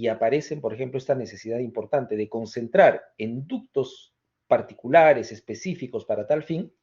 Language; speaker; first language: Spanish; native; Spanish